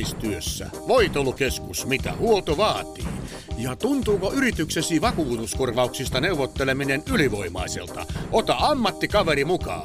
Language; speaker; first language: Finnish; native; Finnish